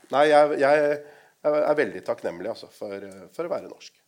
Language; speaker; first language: Norwegian; non-native, local second language; Urdu